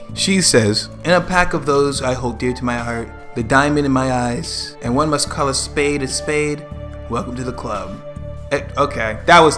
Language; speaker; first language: English; native; English